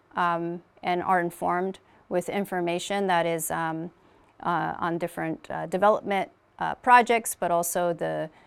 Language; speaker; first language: English; native; English